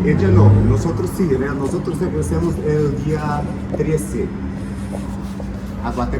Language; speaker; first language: Spanish; non-native, learner; Portuguese